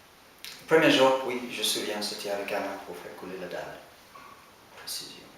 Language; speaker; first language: French; non-native, fluent; English